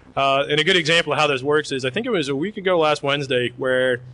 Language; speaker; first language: English; native; English